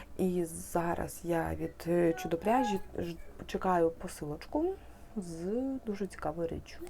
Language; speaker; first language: Ukrainian; native; Ukrainian